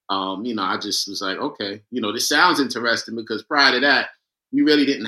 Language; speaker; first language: English; native; English